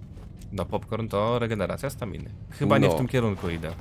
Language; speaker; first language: Polish; native; Polish